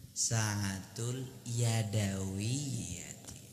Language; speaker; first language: Arabic; non-native, fluent; Indonesian